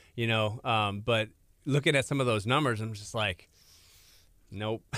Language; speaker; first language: English; native; English